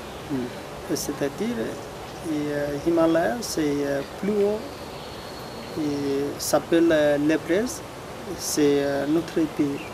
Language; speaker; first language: French; non-native, learner; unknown